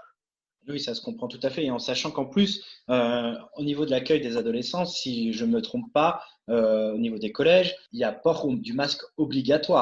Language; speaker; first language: French; native; French